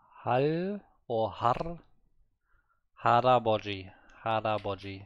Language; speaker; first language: Korean; non-native, learner; German